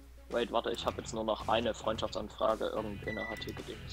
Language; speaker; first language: German; native; German